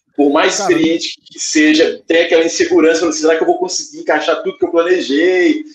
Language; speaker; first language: Portuguese; native; Portuguese